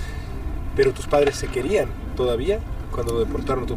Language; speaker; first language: Spanish; native; Spanish